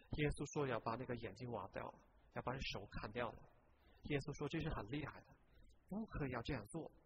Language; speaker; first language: Chinese; non-native, fluent; English